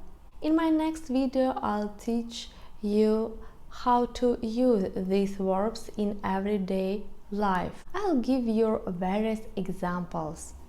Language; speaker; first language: English; non-native, fluent; Russian